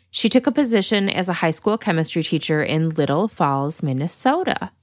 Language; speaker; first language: English; native; English